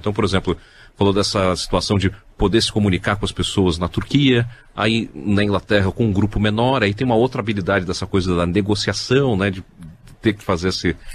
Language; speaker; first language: Portuguese; native; Portuguese